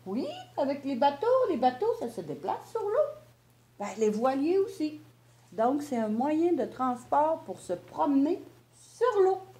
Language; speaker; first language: French; native; French